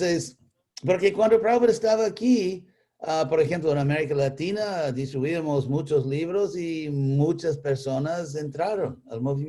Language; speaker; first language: Spanish; non-native, fluent; English